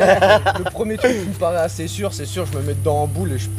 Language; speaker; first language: French; native; French